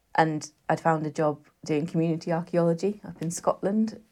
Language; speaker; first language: English; native; English